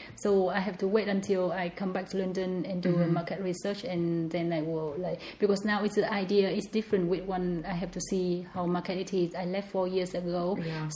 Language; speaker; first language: English; non-native, fluent; Vietnamese